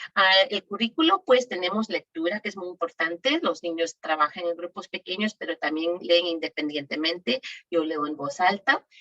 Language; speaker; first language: Spanish; native; Spanish